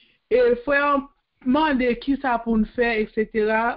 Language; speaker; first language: French; native; French